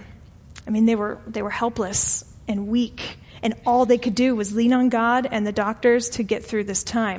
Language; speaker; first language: English; native; English